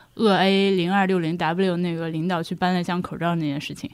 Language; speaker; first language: Chinese; native; Chinese